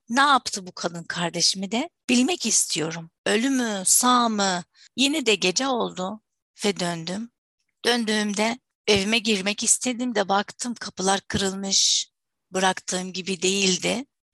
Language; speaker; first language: Turkish; non-native, fluent; Arabic